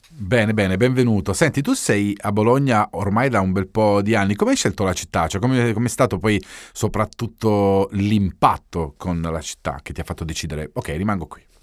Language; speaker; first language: Italian; native; Italian